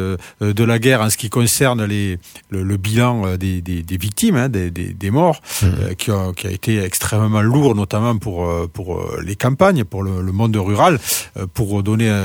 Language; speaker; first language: French; native; French